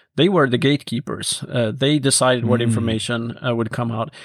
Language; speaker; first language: English; non-native, fluent; Swedish